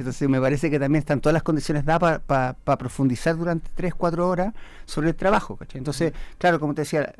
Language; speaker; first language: Spanish; native; Spanish